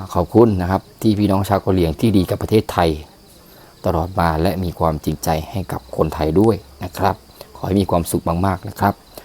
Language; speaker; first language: Thai; native; Thai